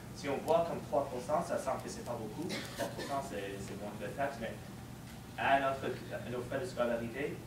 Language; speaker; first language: French; non-native, fluent; English